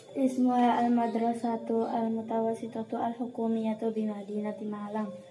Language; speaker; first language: Arabic; non-native, learner; Indonesian